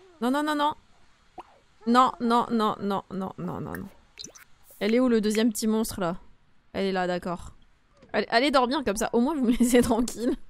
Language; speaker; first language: French; native; French